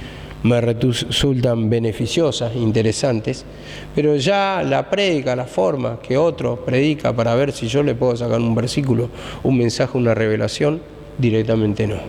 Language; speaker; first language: Spanish; native; Spanish